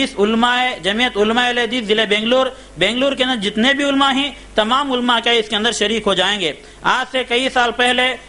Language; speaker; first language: Urdu; native; Urdu